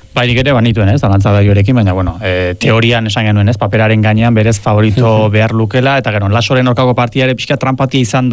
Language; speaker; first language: Basque; native; Basque